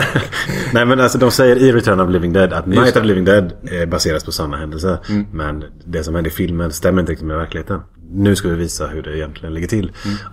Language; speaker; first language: Swedish; native; Swedish